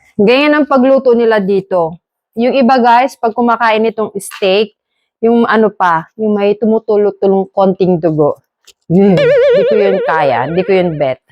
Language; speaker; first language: Filipino; native; Filipino